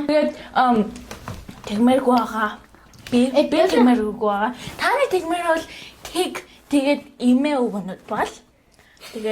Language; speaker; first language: Mongolian; early bilingual, heritage; Mongolian